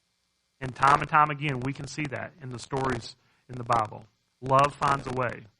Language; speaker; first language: English; native; English